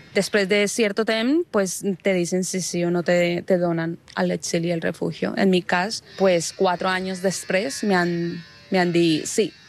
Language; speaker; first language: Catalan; non-native, learner; Spanish